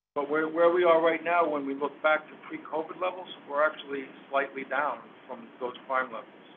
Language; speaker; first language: English; native; English